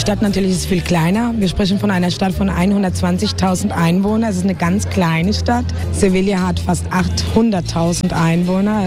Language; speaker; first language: German; non-native, fluent; Spanish